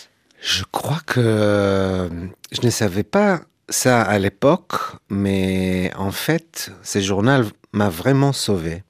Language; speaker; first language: French; non-native, fluent; Hebrew